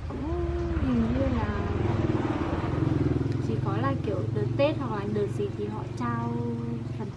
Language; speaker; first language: Vietnamese; non-native, local second language; Hmong